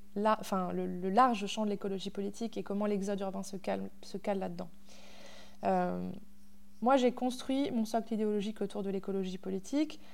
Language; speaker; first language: French; native; French